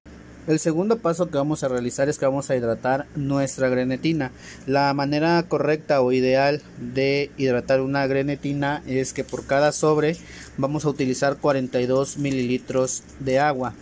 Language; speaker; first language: Spanish; native; Spanish